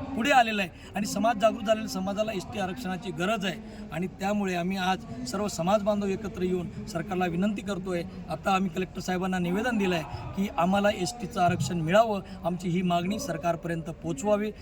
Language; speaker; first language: Marathi; non-native, local second language; Lambadi